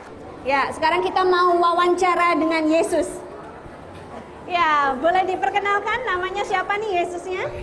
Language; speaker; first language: Indonesian; native; Indonesian